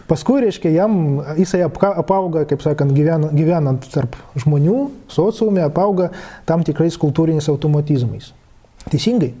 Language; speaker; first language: Lithuanian; non-native, local second language; Russian